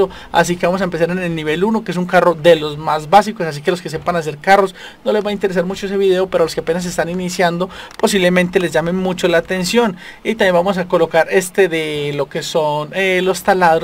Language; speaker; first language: Spanish; native; Spanish